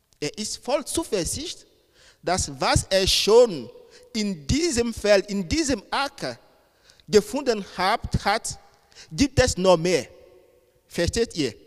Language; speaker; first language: German; non-native, fluent; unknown